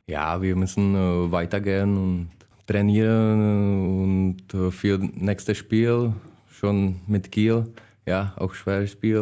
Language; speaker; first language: German; non-native, learner; Czech